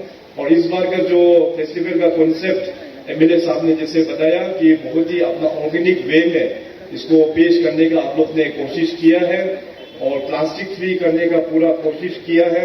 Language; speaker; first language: Hindi; non-native, local second language; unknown